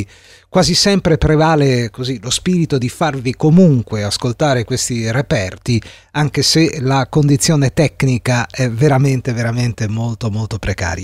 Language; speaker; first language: Italian; native; Italian